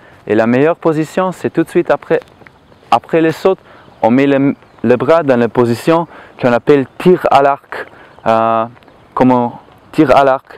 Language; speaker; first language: French; non-native, learner; Slovenian